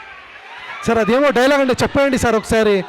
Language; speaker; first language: Telugu; non-native, learner; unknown